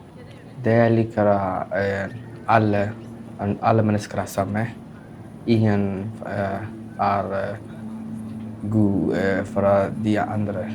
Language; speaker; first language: Norwegian; non-native, learner; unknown